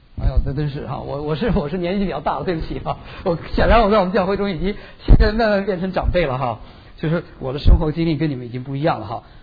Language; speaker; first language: Chinese; native; Chinese